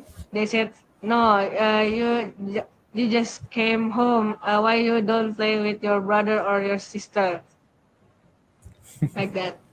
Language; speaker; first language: English; non-native, learner; Indonesian